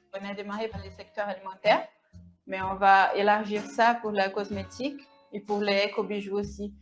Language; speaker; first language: French; non-native, fluent; Portuguese